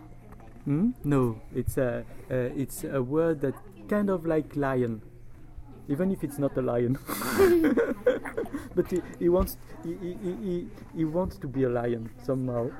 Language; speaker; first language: English; non-native, fluent; French